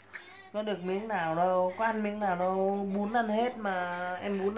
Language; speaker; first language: Vietnamese; native; Vietnamese